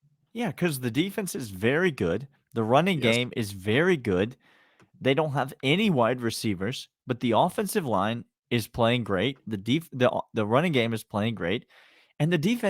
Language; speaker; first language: English; native; English